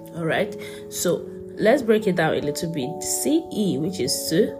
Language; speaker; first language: English; non-native, local second language; Yoruba